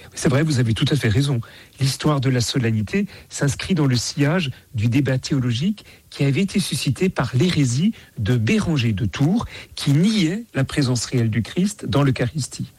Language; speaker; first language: French; native; French